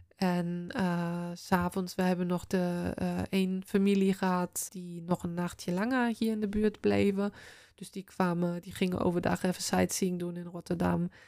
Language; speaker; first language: Dutch; non-native, fluent; German